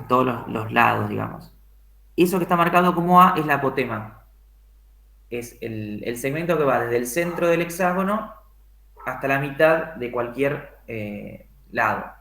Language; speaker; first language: Spanish; native; Spanish